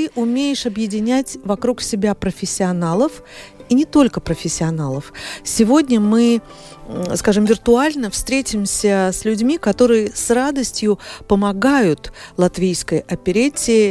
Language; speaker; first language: Russian; native; Russian